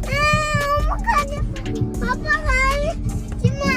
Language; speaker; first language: Korean; early bilingual, heritage; Korean